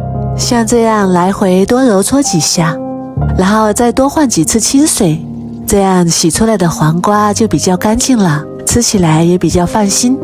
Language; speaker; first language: Chinese; native; Chinese